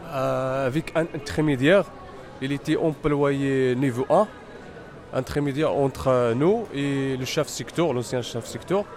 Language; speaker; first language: French; non-native, learner; Arabic